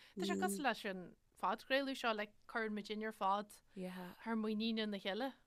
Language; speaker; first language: Irish; native; Irish